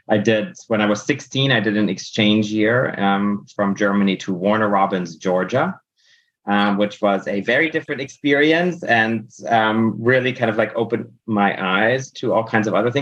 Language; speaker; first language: English; non-native, fluent; German